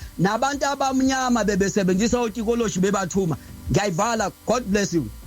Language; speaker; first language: Zulu; non-native, local second language; Xhosa